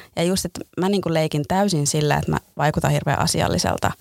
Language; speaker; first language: Finnish; non-native, local second language; Swedish